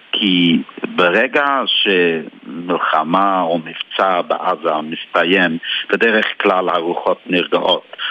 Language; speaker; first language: Hebrew; non-native, fluent; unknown